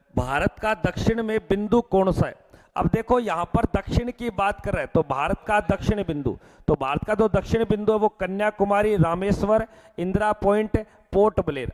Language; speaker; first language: Hindi; native; Hindi